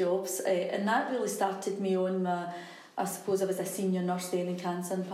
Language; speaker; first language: English; native; English